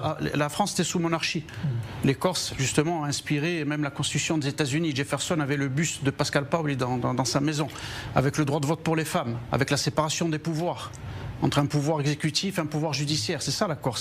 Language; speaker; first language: French; native; French